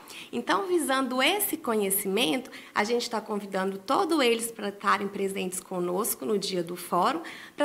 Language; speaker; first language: Portuguese; native; Portuguese